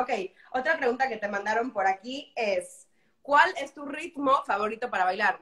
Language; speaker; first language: Spanish; early bilingual, heritage; Spanish